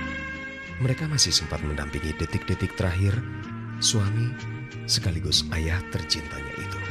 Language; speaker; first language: Indonesian; native; Indonesian